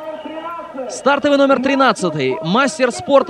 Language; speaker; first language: Russian; native; Russian